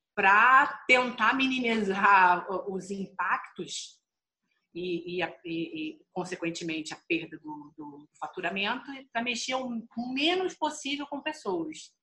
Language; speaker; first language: Portuguese; native; Portuguese